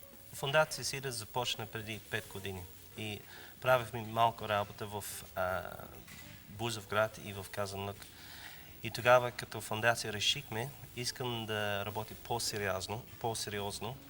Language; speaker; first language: Bulgarian; non-native, learner; English